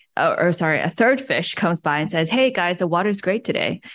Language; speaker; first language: English; early bilingual, other home language; Chinese